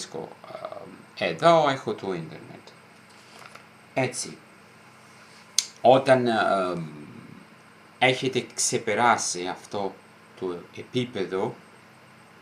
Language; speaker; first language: Greek; non-native, fluent; Italian